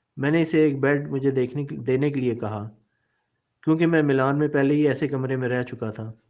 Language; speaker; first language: Urdu; native; Urdu